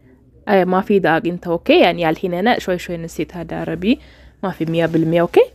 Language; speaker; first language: Arabic; non-native, learner; Oromo